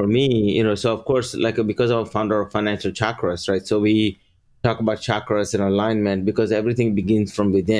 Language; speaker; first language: English; early bilingual, other home language; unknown